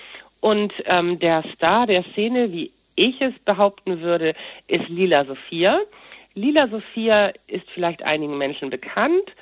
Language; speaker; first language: German; native; German